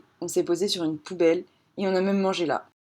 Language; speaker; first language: French; native; French